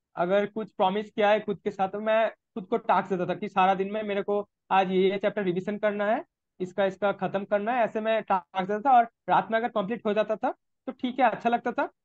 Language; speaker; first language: Hindi; non-native, local second language; Bangla